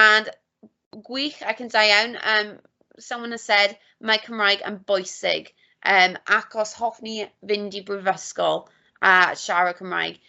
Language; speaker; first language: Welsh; non-native, local second language; English